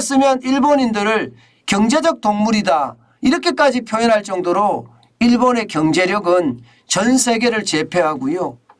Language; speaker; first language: Korean; native; Korean